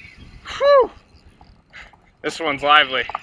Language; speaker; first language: English; native; English